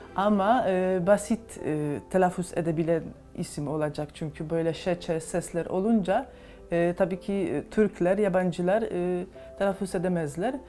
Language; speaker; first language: Turkish; non-native, fluent; Polish